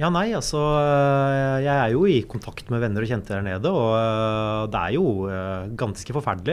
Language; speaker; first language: Norwegian; native; Norwegian